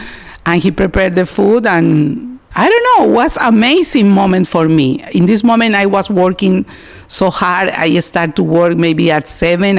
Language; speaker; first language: English; non-native, learner; Spanish